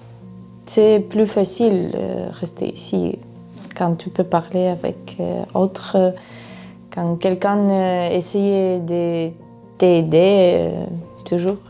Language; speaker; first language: French; non-native, learner; Ukrainian